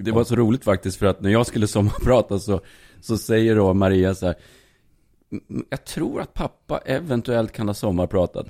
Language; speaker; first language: Swedish; native; Swedish